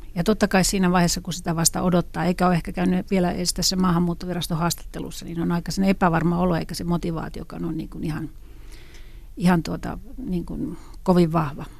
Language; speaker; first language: Finnish; native; Finnish